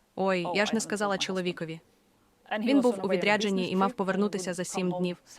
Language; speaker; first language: Ukrainian; non-native, fluent; Swedish